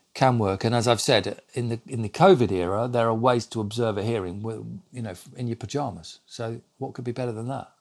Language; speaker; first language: English; native; English